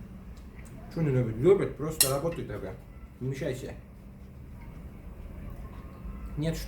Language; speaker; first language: Russian; early bilingual, heritage; Russian